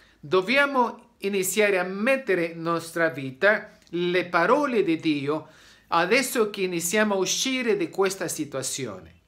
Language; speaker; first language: Italian; non-native, fluent; Spanish